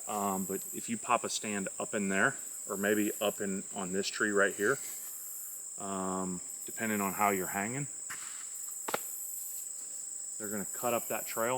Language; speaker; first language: English; native; English